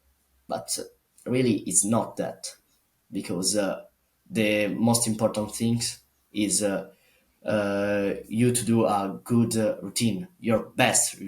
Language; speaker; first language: English; non-native, learner; Italian